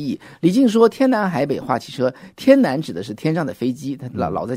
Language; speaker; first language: Chinese; native; Chinese